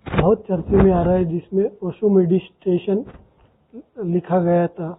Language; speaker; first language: Hindi; non-native, local second language; Marathi